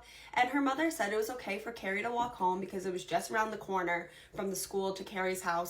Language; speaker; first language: English; native; English